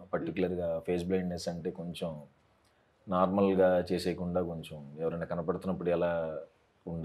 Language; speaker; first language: Telugu; native; Telugu